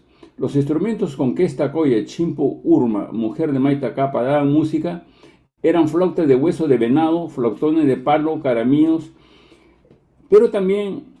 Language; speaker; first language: Spanish; native; Spanish